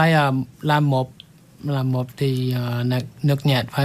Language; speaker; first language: Vietnamese; non-native, learner; English